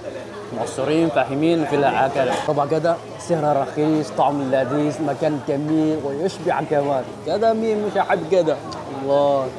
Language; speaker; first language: Arabic; non-native, learner; Chinese